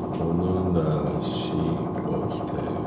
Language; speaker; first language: Korean; non-native, learner; English